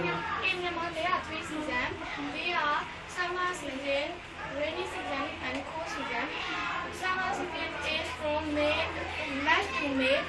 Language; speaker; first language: English; non-native, learner; Burmese